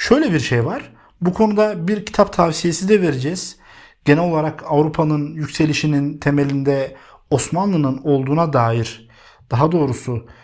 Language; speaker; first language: Turkish; native; Turkish